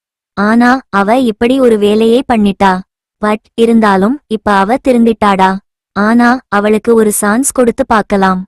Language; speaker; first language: Tamil; native; Tamil